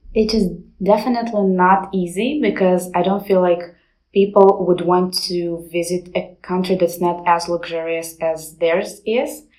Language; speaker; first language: English; non-native, fluent; Romanian